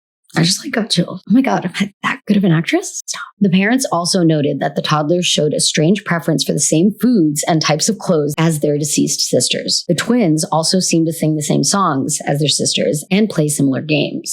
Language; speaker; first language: English; native; English